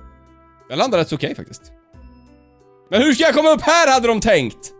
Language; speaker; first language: Swedish; native; Swedish